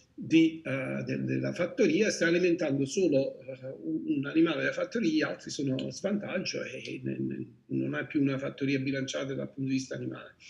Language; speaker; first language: Italian; native; Italian